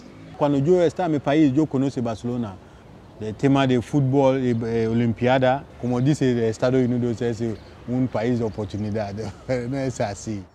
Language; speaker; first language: Spanish; non-native, learner; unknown